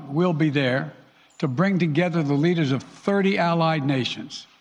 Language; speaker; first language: English; native; English